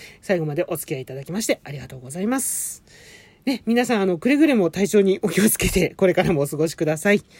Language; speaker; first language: Japanese; native; Japanese